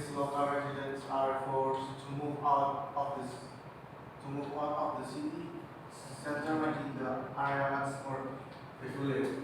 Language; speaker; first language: English; non-native, learner; Indonesian